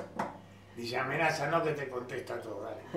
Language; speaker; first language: Spanish; native; Spanish